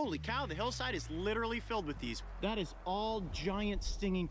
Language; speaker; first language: English; native; English